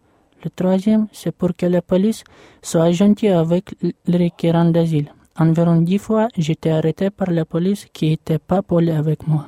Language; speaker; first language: French; non-native, fluent; Russian